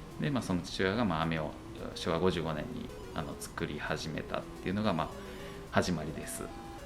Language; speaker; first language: Japanese; native; Japanese